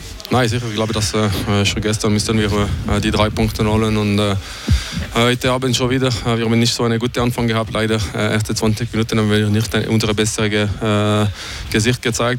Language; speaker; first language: German; non-native, local second language; French